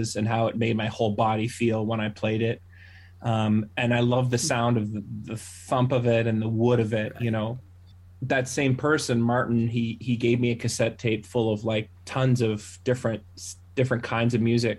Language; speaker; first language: English; native; English